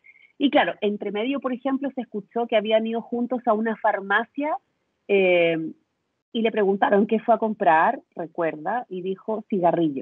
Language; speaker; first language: Spanish; native; Spanish